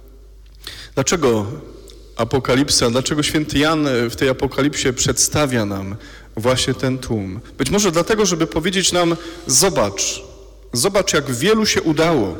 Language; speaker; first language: Polish; native; Polish